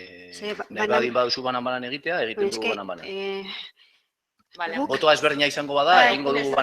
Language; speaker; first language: Basque; non-native, local second language; Spanish